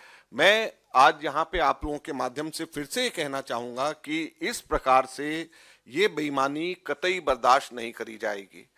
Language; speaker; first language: Hindi; native; Hindi